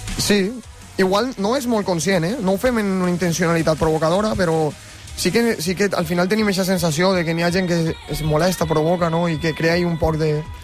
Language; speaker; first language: Catalan; native; Catalan